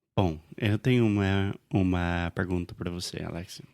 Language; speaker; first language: Portuguese; non-native, fluent; English